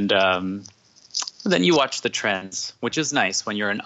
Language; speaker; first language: English; native; English